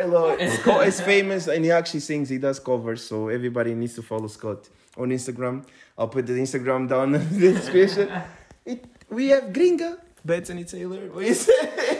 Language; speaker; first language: English; non-native, fluent; Portuguese